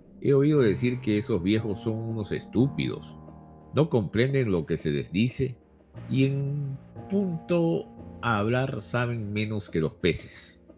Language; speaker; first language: Spanish; native; Spanish